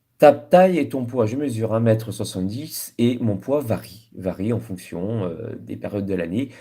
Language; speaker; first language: French; native; French